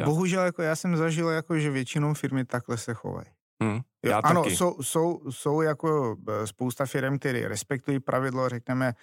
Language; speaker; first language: Czech; non-native, fluent; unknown